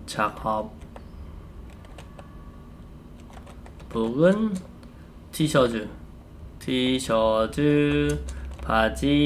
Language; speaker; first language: Korean; non-native, fluent; Khmer